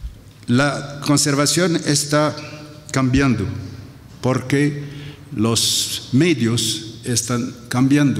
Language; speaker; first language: Spanish; non-native, fluent; Arabic